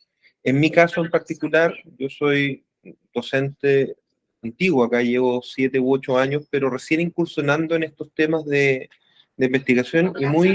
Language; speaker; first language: Spanish; native; Spanish